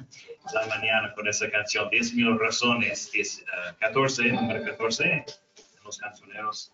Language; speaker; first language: Spanish; non-native, fluent; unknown